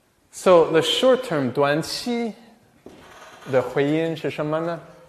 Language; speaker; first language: Chinese; non-native, fluent; English